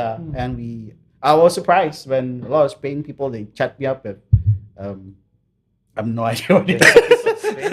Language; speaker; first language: English; non-native, fluent; Indonesian